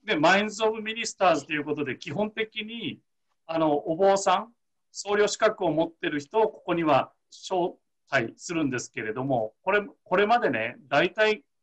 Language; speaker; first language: Japanese; native; Japanese